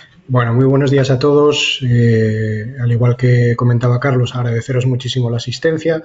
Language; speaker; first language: Spanish; native; Spanish